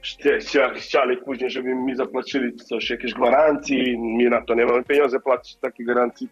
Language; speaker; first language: Polish; non-native, learner; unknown